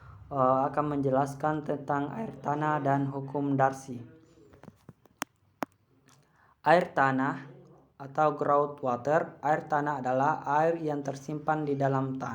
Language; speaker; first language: Indonesian; native; Indonesian